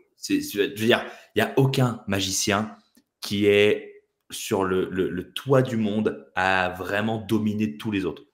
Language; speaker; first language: French; native; French